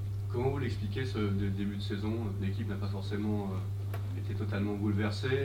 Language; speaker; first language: French; native; French